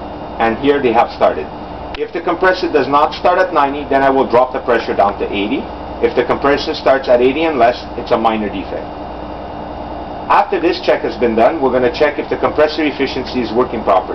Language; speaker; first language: English; non-native, local second language; French